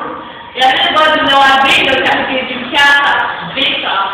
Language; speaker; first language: Danish; early bilingual, other home language; Polish